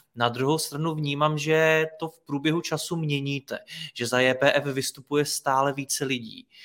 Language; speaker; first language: Czech; native; Czech